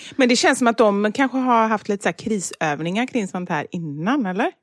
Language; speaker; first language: Swedish; native; Swedish